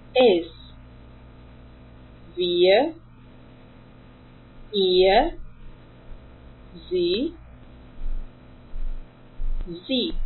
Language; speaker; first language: German; non-native, fluent; Portuguese